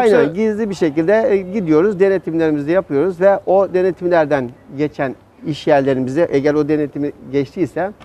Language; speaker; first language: Turkish; native; Turkish